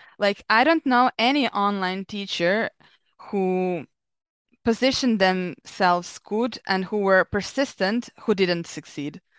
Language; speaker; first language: English; non-native, fluent; Serbian